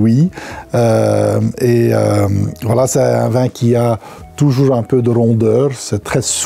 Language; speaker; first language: French; non-native, local second language; Dutch